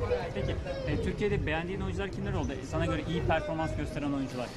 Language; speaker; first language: Turkish; native; Turkish